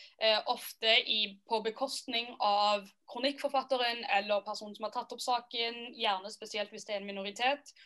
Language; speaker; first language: Norwegian; native; Norwegian